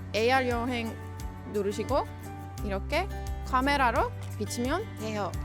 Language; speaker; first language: Korean; non-native, fluent; Finnish